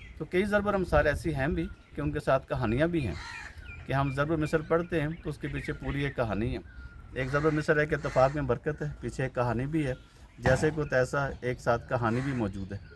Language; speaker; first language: Urdu; native; Urdu